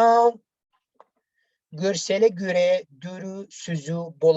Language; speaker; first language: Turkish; non-native, learner; Arabic